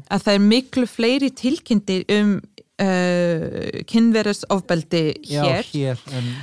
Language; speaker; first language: Icelandic; non-native, fluent; English